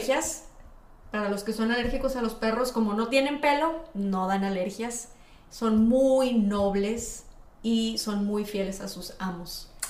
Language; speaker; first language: Spanish; native; Spanish